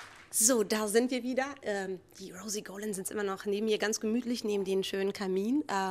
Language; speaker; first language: German; native; German